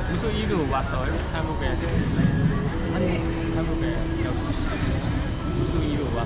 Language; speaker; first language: Korean; non-native, learner; Burmese